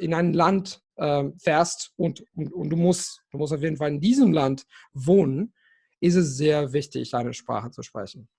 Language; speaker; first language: German; non-native, fluent; Italian